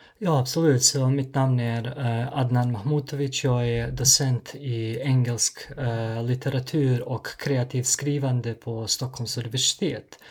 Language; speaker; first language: Swedish; non-native, fluent; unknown